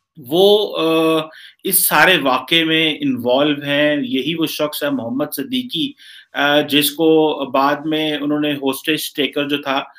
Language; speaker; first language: Hindi; native; Hindi